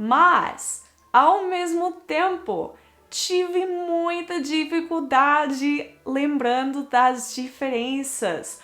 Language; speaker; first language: Portuguese; non-native, fluent; English